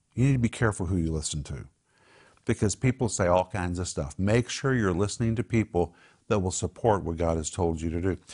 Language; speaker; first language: English; native; English